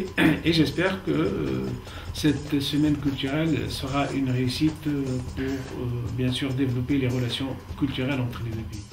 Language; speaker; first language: French; non-native, local second language; Arabic